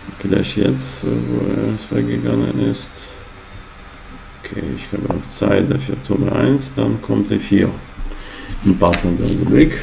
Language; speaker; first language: German; non-native, fluent; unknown